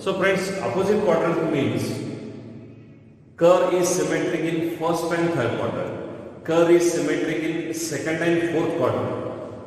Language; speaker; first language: English; non-native, local second language; Marathi